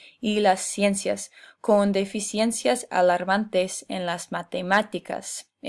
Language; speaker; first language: Spanish; non-native, fluent; English